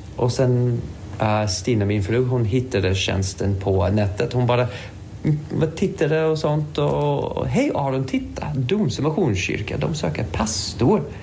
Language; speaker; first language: Swedish; non-native, fluent; English